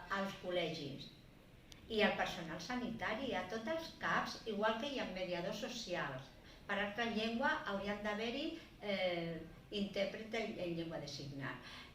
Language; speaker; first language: Catalan; non-native, local second language; Spanish